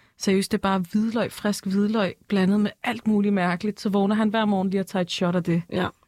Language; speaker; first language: Danish; early bilingual, other home language; Persian